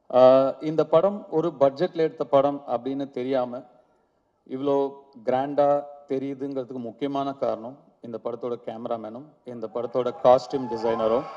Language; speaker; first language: Tamil; native; Tamil